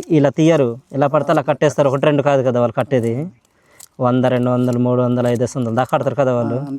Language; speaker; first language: Telugu; non-native, local second language; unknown